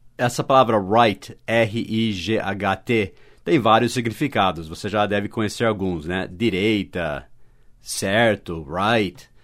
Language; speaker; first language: Portuguese; non-native, fluent; English